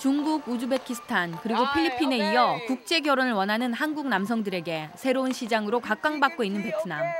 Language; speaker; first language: Korean; native; Korean